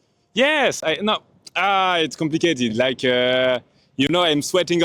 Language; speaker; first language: English; non-native, learner; French